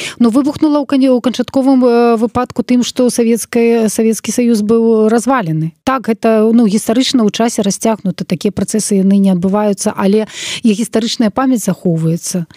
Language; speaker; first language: Belarusian; non-native, local second language; Russian